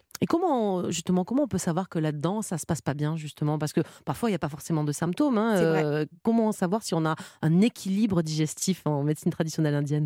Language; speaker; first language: French; native; French